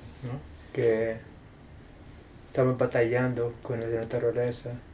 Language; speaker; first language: Spanish; non-native, fluent; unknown